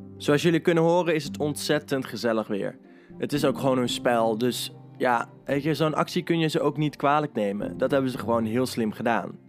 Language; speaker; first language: Dutch; native; Dutch